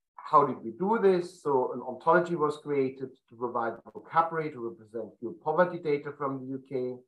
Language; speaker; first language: English; non-native, fluent; German